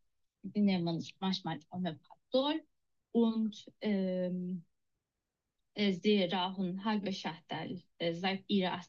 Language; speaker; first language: German; non-native, learner; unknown